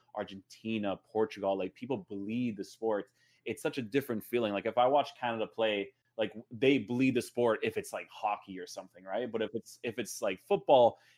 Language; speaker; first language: English; native; English